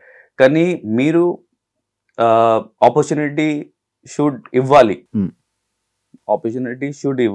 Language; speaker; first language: Telugu; non-native, local second language; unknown